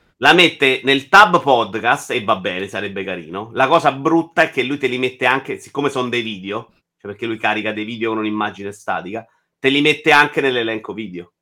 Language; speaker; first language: Italian; native; Italian